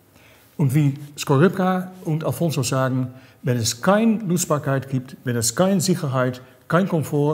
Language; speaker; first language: German; non-native, fluent; Dutch